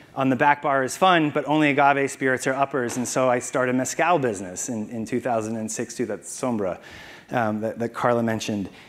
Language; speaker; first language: English; native; English